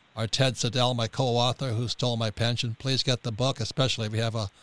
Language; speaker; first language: English; native; English